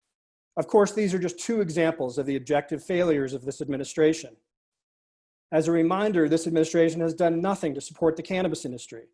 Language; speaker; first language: English; native; English